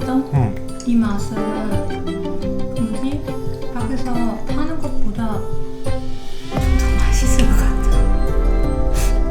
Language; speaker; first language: Korean; non-native, fluent; German